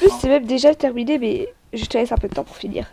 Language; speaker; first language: French; native; French